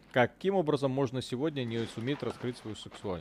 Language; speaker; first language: Russian; native; Russian